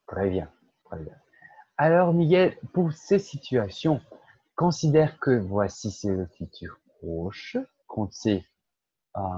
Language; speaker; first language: French; non-native, fluent; Portuguese